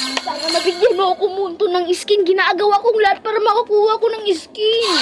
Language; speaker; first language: Filipino; non-native, local second language; Waray